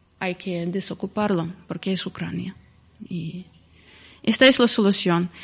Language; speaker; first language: Spanish; non-native, fluent; Ukrainian